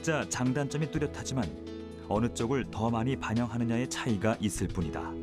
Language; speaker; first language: Korean; native; Korean